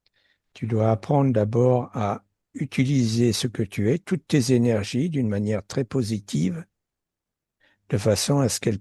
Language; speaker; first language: French; native; French